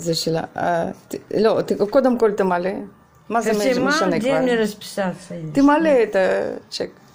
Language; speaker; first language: Hebrew; non-native, fluent; Russian